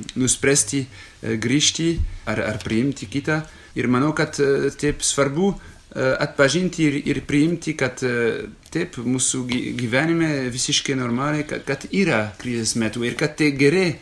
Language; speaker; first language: Lithuanian; non-native, fluent; French